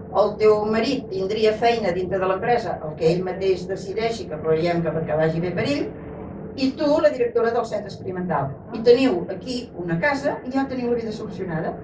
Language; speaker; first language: Catalan; native; Catalan